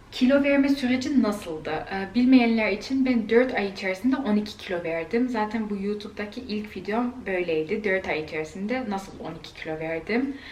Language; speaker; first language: Turkish; early bilingual, heritage; Turkish